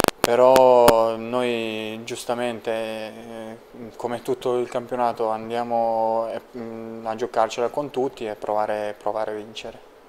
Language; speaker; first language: Italian; non-native, fluent; Serbian